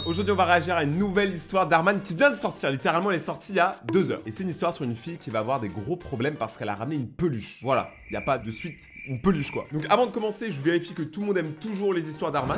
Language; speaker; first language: French; native; French